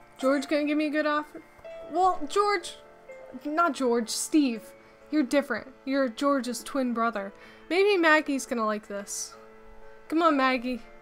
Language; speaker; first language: English; native; English